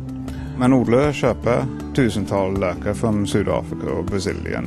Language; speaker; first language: Swedish; non-native, fluent; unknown